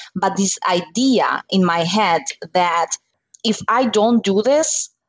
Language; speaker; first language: English; non-native, fluent; Slovak